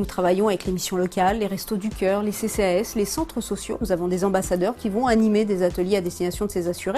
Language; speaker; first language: French; native; French